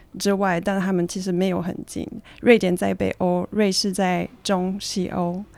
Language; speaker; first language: Chinese; non-native, fluent; French